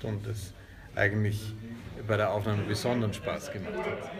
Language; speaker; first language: German; native; German